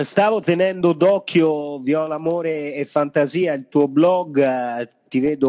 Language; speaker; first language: Italian; native; Italian